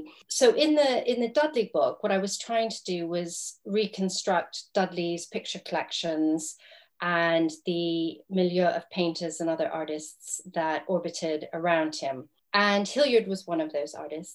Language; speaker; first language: English; native; English